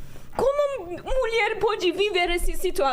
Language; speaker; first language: Portuguese; non-native, learner; Persian